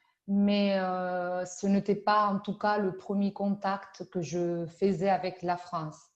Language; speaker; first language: French; non-native, fluent; Spanish